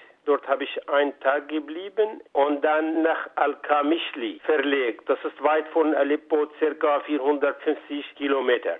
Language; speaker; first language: German; non-native, fluent; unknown